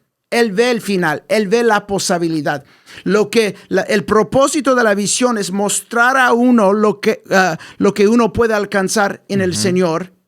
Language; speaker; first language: Spanish; early bilingual, heritage; English